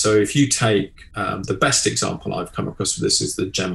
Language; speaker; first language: English; native; English